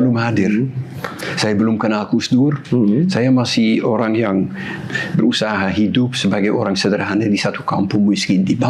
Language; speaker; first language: Indonesian; non-native, fluent; Dutch